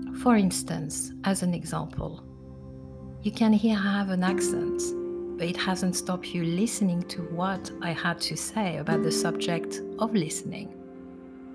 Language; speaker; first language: English; non-native, fluent; French